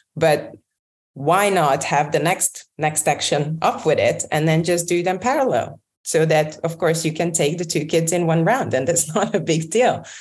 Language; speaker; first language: English; non-native, fluent; Hungarian